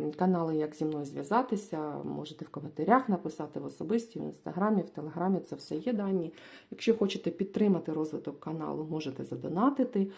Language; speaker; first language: Ukrainian; non-native, local second language; Russian